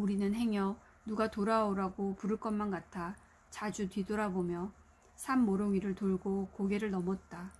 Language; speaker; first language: Korean; native; Korean